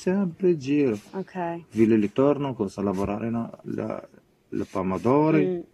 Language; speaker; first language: Italian; non-native, learner; Arabic